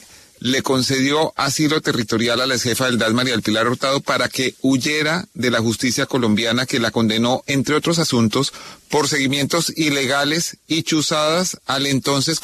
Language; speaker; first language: Spanish; native; Spanish